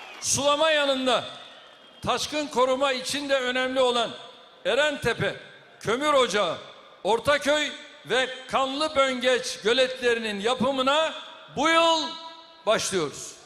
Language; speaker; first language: Turkish; native; Turkish